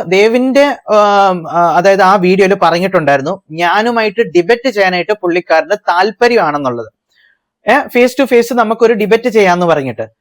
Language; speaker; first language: Malayalam; early bilingual, heritage; Malayalam